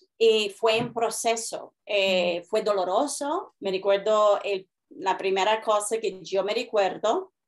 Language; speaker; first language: Spanish; early bilingual, heritage; Spanish